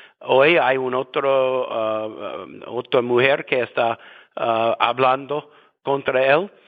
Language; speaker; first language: Spanish; non-native, fluent; English